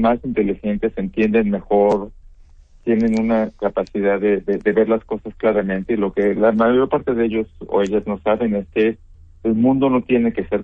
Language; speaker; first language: Spanish; native; Spanish